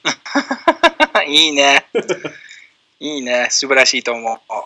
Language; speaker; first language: Japanese; non-native, fluent; English